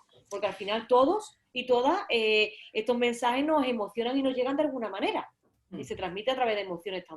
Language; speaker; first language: Spanish; native; Spanish